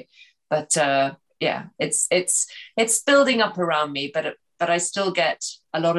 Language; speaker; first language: English; native; English